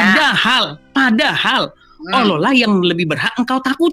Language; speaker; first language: Indonesian; native; Indonesian